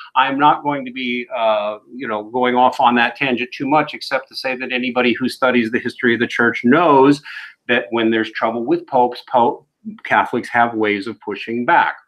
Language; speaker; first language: English; native; English